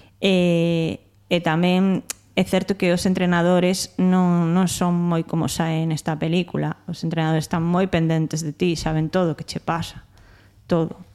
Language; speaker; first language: Galician; non-native, local second language; Spanish